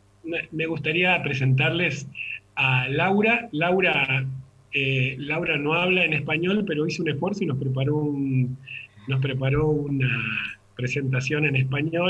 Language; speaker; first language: Spanish; native; Spanish